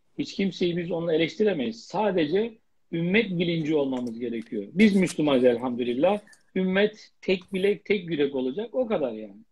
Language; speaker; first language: Turkish; native; Turkish